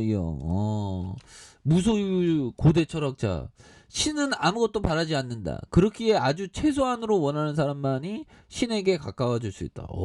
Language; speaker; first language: Korean; native; Korean